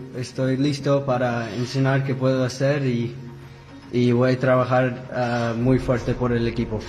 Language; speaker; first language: Spanish; early bilingual, heritage; English